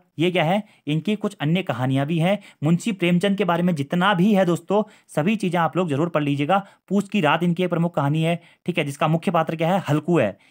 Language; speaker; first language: Hindi; native; Hindi